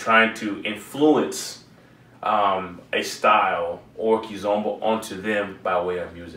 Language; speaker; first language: English; native; English